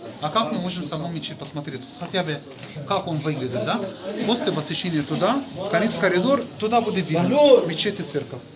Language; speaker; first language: Russian; non-native, learner; Arabic